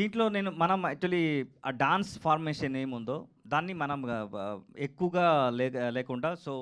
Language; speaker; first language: Telugu; non-native, learner; Kannada